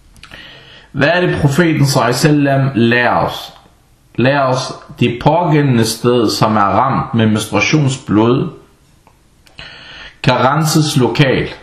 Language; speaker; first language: Danish; non-native, fluent; Arabic